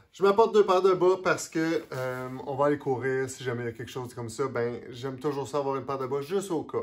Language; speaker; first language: French; native; French